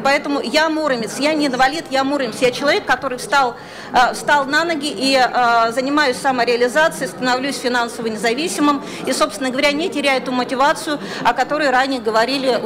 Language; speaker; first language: Russian; native; Russian